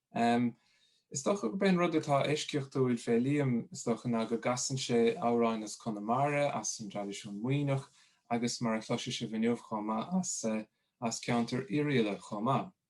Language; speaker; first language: Irish; native; Irish